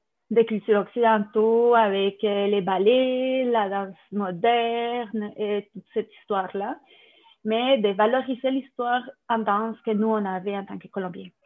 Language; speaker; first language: French; non-native, fluent; Spanish